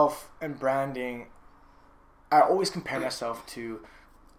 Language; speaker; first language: English; native; English